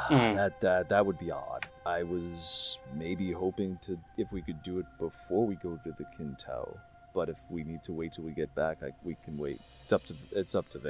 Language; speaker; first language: English; native; English